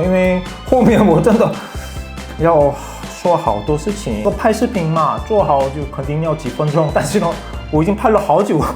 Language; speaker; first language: Chinese; non-native, fluent; Korean